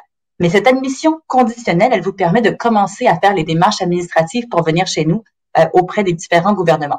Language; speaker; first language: French; native; French